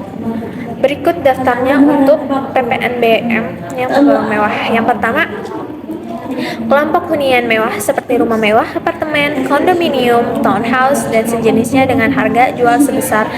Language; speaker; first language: Indonesian; native; Indonesian